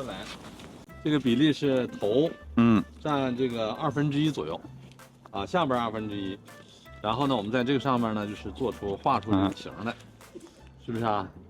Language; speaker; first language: Chinese; native; Chinese